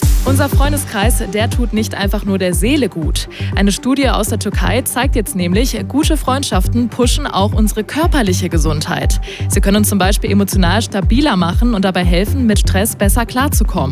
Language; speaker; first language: German; native; German